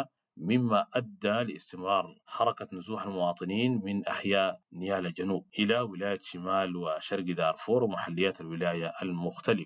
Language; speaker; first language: Arabic; native; Arabic